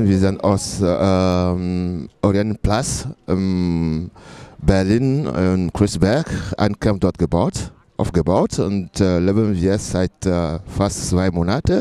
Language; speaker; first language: German; non-native, learner; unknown